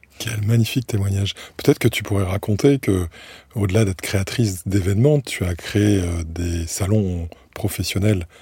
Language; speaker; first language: French; native; French